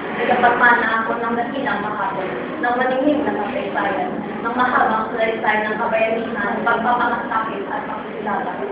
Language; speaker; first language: Filipino; non-native, local second language; Hiligaynon